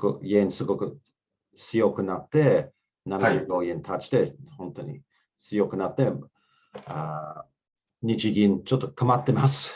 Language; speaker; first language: Japanese; non-native, learner; English